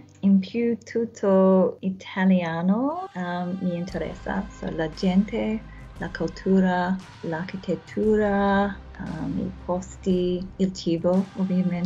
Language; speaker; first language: Italian; non-native, learner; English